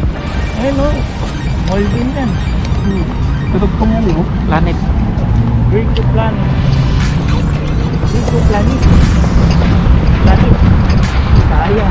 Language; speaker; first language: Filipino; non-native, local second language; Cebuano